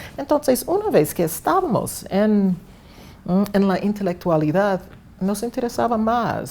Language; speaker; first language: Spanish; non-native, fluent; English